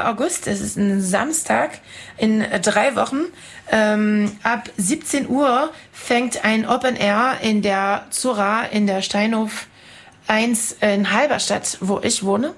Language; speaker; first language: German; non-native, fluent; French